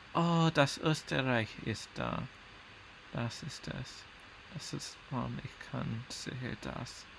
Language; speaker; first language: German; non-native, learner; English